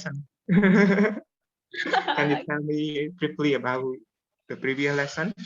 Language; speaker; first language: English; non-native, learner; Khmer